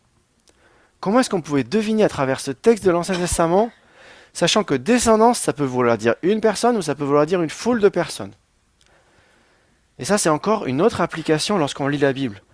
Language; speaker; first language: French; native; French